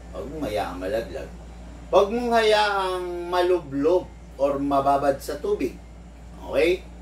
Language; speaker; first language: Filipino; native; Filipino